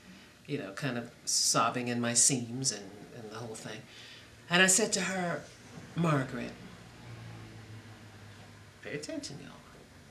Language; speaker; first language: English; native; English